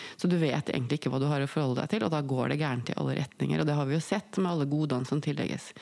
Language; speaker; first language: Norwegian; native; Norwegian